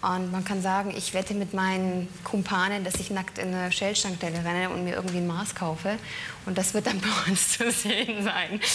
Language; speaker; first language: German; native; German